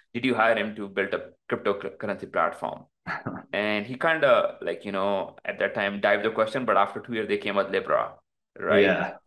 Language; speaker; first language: English; non-native, local second language; Urdu